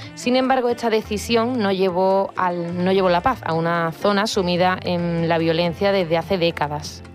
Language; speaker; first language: Spanish; native; Spanish